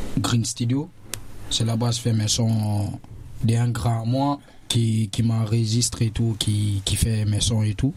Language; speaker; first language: French; non-native, local second language; Susu